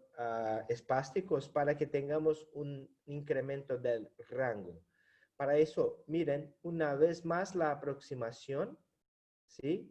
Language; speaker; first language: Spanish; non-native, fluent; Portuguese